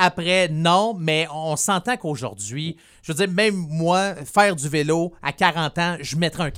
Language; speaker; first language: French; native; French